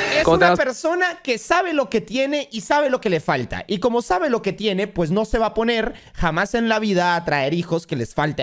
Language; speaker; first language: Spanish; native; Spanish